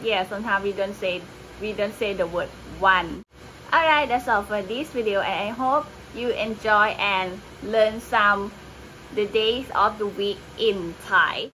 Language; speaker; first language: English; non-native, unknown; Thai